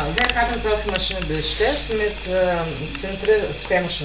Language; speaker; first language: German; non-native, fluent; Bulgarian